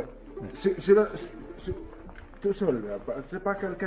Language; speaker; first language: French; non-native, local second language; Arabic